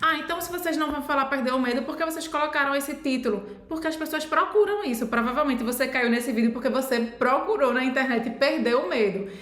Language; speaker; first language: Portuguese; native; Portuguese